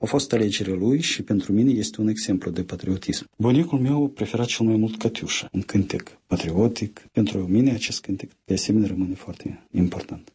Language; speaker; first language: Romanian; non-native, fluent; Russian